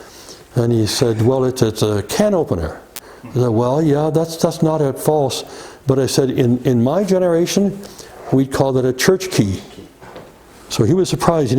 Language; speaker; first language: English; native; English